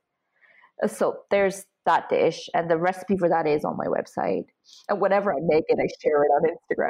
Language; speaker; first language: English; native; English